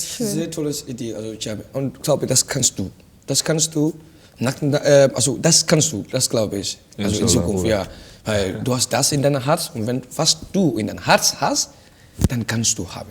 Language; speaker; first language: German; non-native, fluent; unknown